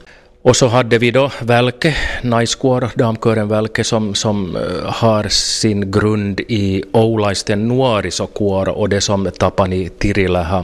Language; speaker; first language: Swedish; native; Swedish